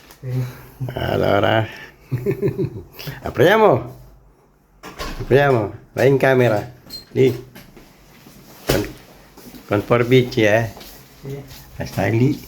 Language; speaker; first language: Italian; non-native, learner; Filipino